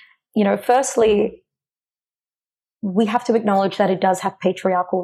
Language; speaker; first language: English; native; English